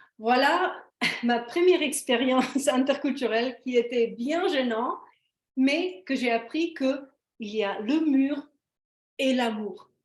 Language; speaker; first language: French; non-native, fluent; Slovenian